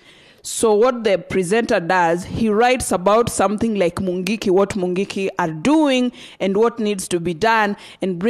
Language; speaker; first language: English; non-native, local second language; Luyia